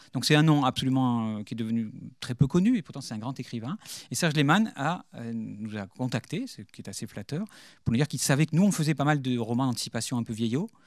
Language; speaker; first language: French; native; French